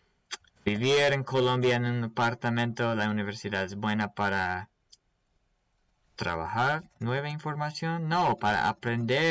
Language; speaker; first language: Spanish; non-native, learner; English